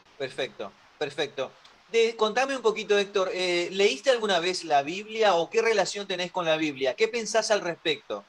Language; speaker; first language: Spanish; native; Spanish